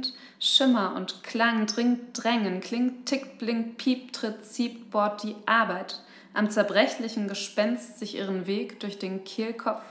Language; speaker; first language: German; native; German